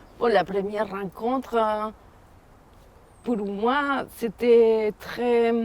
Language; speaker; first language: French; non-native, fluent; Spanish